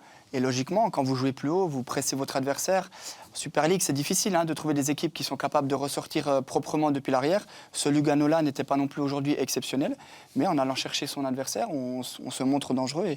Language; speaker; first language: French; native; French